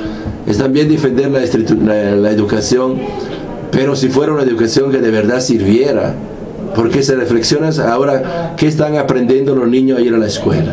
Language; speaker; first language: Spanish; non-native, fluent; Italian